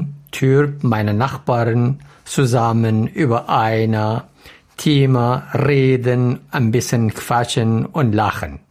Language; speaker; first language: German; non-native, learner; Arabic